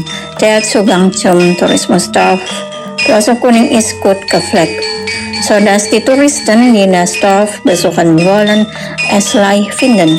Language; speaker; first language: German; non-native, learner; Indonesian